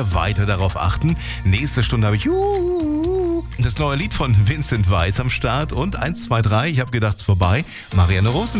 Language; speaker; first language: German; native; German